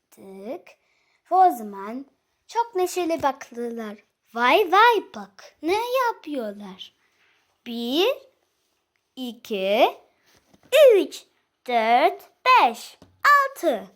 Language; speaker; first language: Turkish; early bilingual, heritage; Turkish